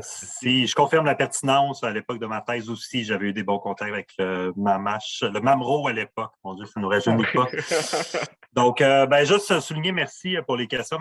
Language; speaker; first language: French; native; French